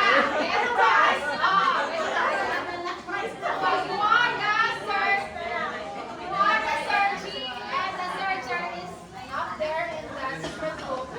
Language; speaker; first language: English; non-native, local second language; Filipino